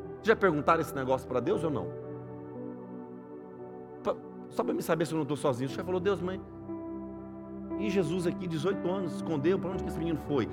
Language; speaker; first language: Portuguese; native; Portuguese